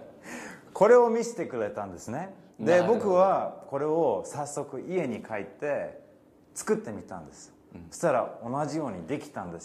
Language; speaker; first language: Japanese; early bilingual, heritage; English